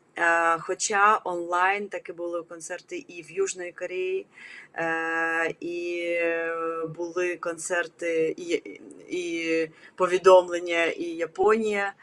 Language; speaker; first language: Ukrainian; non-native, local second language; Russian